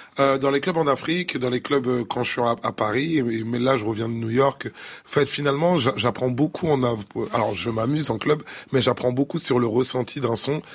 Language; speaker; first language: French; early bilingual, other home language; Lingala